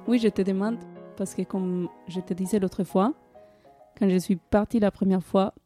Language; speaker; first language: French; non-native, fluent; Spanish